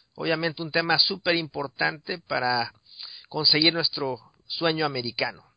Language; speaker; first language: Spanish; native; Spanish